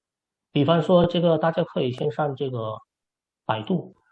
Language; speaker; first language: Chinese; native; Chinese